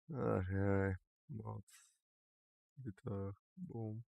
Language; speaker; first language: English; non-native, learner; Slovak